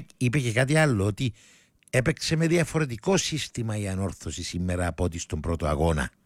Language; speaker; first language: Greek; native; Greek